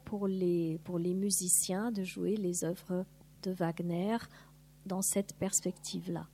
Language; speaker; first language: French; non-native, fluent; German